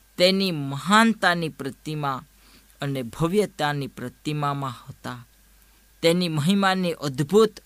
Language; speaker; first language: Gujarati; non-native, local second language; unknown